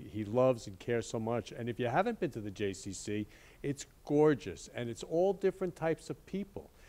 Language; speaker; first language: English; native; English